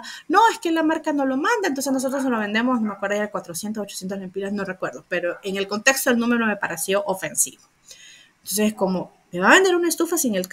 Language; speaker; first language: Spanish; native; Spanish